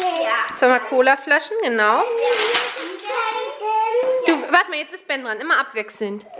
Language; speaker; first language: German; native; German